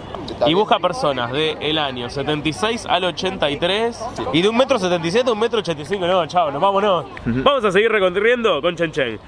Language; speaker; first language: Spanish; native; Spanish